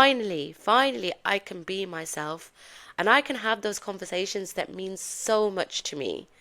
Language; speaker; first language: English; native; English